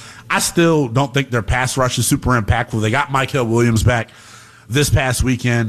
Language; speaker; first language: English; native; English